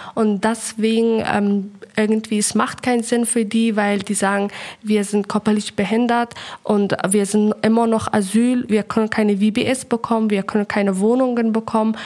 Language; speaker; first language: German; non-native, learner; Persian